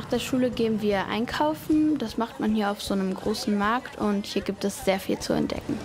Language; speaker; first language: German; native; German